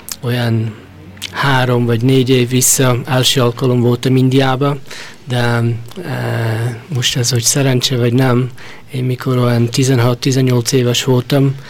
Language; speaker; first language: Hungarian; early bilingual, heritage; Hungarian